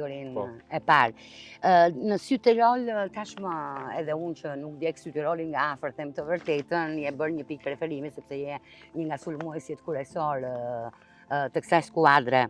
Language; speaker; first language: Albanian; native; Albanian